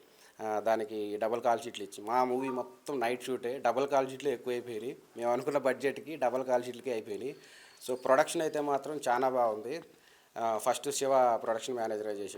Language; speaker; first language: Telugu; native; Telugu